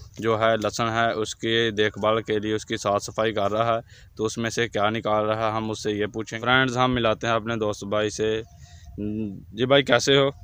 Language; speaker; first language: Urdu; non-native, local second language; Punjabi